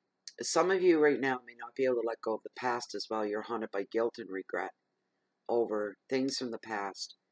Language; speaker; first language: English; native; English